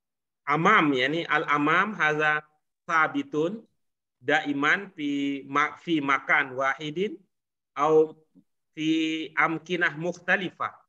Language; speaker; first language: Arabic; non-native, fluent; Indonesian